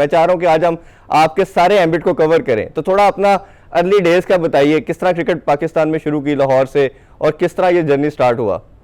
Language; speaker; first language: Urdu; non-native, local second language; Punjabi